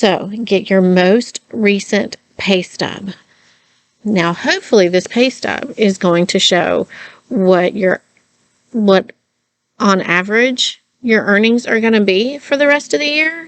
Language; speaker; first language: English; native; English